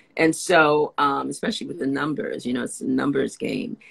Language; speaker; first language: English; native; English